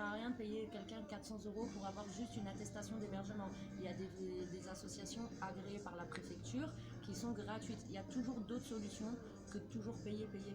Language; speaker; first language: French; native; French